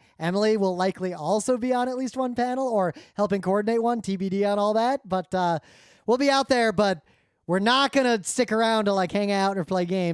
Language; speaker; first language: English; native; English